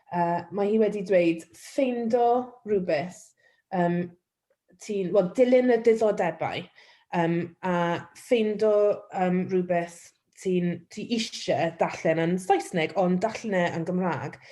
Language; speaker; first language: Welsh; non-native, local second language; English